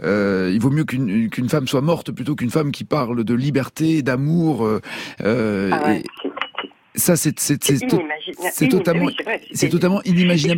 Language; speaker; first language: French; native; French